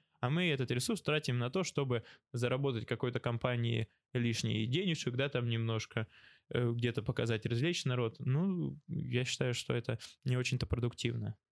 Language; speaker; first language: Russian; native; Russian